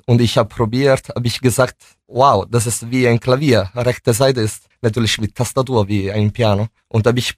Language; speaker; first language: German; non-native, fluent; Italian